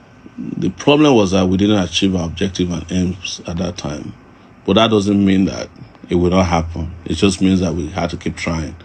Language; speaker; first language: English; non-native, local second language; Yoruba